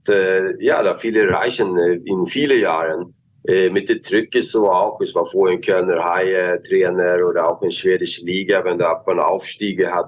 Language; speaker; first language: German; non-native, learner; Swedish